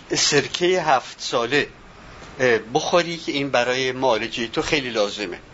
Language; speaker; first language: Persian; native; Persian